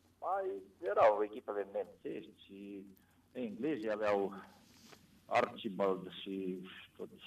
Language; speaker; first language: Romanian; non-native, local second language; Serbian